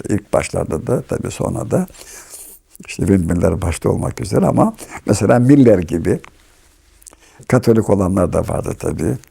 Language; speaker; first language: Turkish; native; Turkish